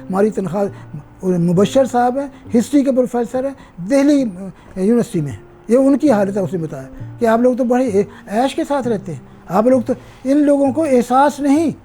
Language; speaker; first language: Urdu; non-native, local second language; Punjabi